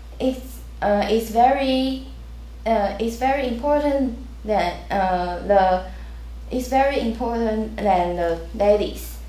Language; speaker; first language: English; non-native, learner; Chinese